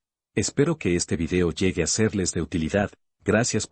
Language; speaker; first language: Spanish; native; Spanish